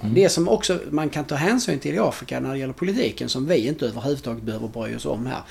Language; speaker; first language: Swedish; native; Swedish